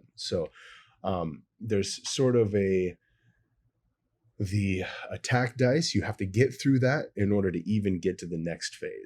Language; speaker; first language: English; native; English